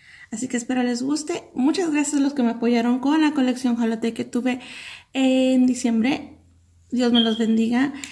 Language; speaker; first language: Spanish; early bilingual, heritage; Spanish